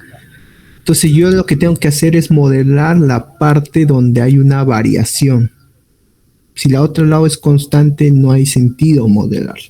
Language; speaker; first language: Spanish; native; Spanish